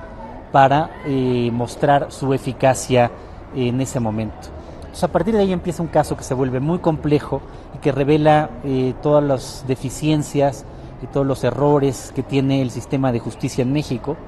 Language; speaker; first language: Spanish; native; Spanish